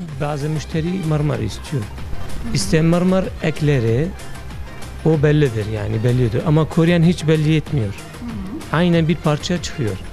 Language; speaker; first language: Turkish; non-native, learner; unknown